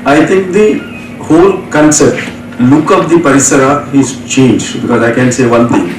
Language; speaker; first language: English; non-native, local second language; Kannada